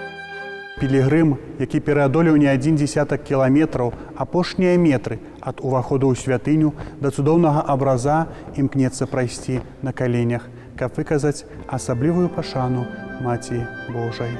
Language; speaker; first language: Belarusian; native; Belarusian